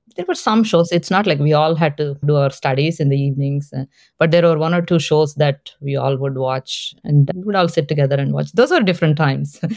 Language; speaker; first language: English; non-native, local second language; Telugu